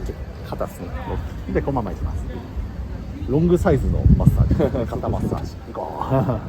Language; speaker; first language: Japanese; native; Japanese